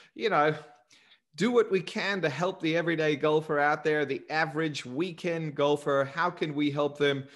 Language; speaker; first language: English; native; English